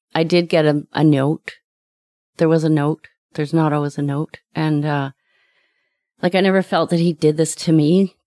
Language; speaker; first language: English; native; English